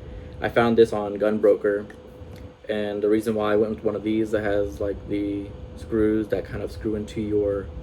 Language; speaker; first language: English; native; English